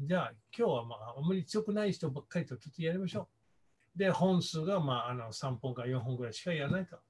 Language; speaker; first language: Japanese; non-native, fluent; English